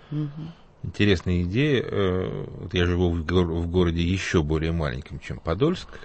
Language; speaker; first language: Russian; native; Russian